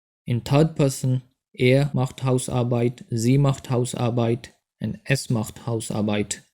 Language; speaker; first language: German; non-native, fluent; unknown